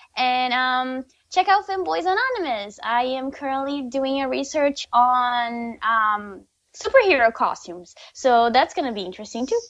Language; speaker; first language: English; non-native, fluent; Portuguese